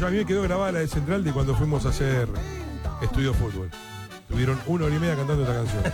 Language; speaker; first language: Spanish; native; Spanish